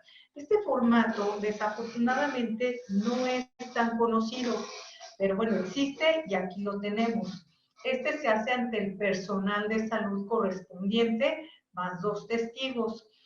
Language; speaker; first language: Spanish; native; Spanish